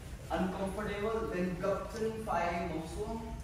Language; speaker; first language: English; non-native, local second language; Hindi